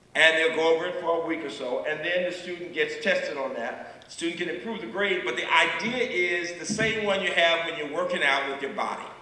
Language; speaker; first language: English; native; English